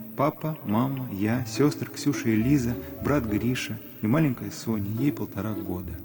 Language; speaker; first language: Russian; native; Russian